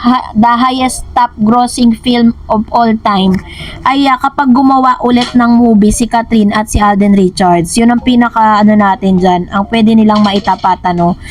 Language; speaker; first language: Filipino; native; Filipino